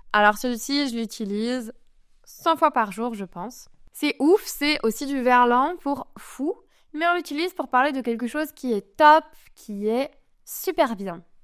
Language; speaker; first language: French; native; French